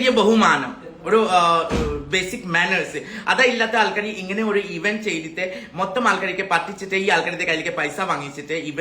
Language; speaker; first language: Malayalam; non-native, learner; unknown